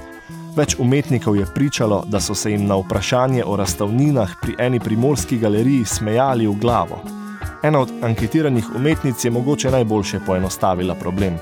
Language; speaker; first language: Slovenian; native; Slovenian